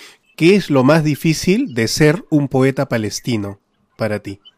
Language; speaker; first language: Spanish; native; Spanish